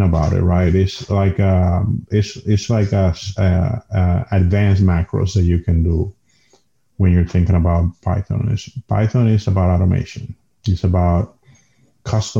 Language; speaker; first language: English; non-native, fluent; Spanish